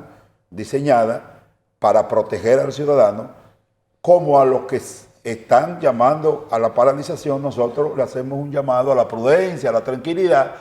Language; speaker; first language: Spanish; native; Spanish